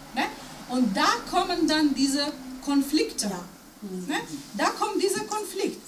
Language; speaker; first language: German; non-native, fluent; Macedonian